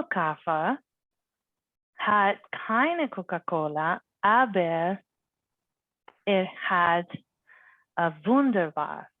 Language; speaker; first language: German; non-native, learner; English